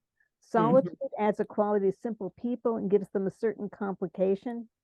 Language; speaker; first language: English; native; English